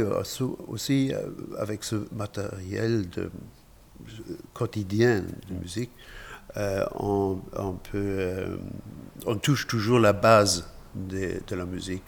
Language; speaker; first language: French; non-native, fluent; German